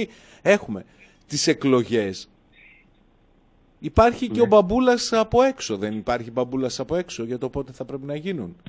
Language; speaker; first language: Greek; native; Greek